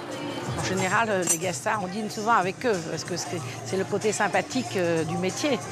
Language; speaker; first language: French; native; French